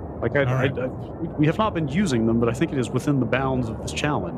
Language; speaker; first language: English; native; English